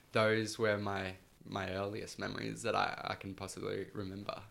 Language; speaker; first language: English; early bilingual, other home language; Spanish